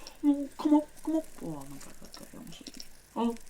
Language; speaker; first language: English; native; English